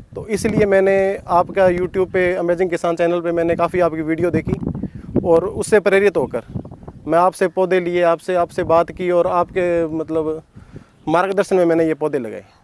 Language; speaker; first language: Hindi; native; Hindi